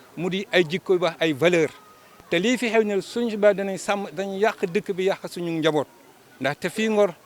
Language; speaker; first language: Wolof; native; Wolof